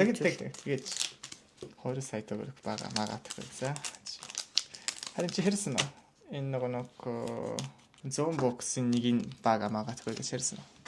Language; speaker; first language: Mongolian; non-native, learner; Japanese